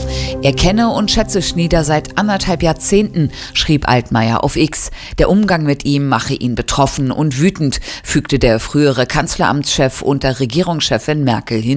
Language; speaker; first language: German; native; German